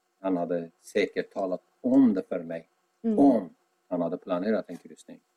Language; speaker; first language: Swedish; non-native, fluent; Azerbaijani